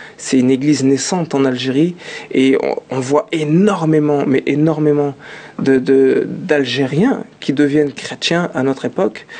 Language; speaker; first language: French; early bilingual, other home language; Arabic